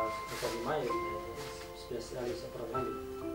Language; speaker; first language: Russian; non-native, learner; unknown